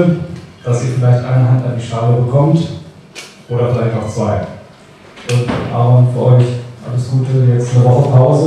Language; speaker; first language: German; native; German